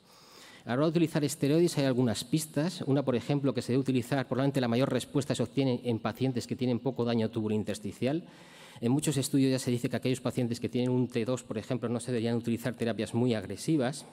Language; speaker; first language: Spanish; native; Spanish